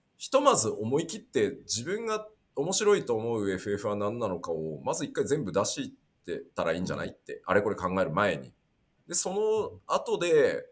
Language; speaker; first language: Japanese; native; Japanese